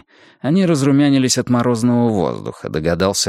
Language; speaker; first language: Russian; native; Russian